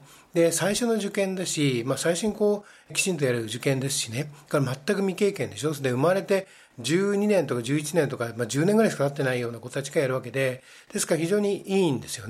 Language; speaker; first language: Japanese; native; Japanese